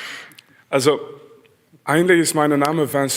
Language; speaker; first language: German; non-native, learner; French